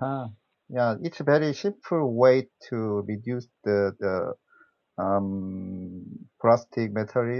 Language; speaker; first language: English; non-native, learner; Korean